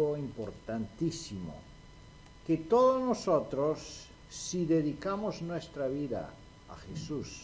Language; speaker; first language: Spanish; non-native, fluent; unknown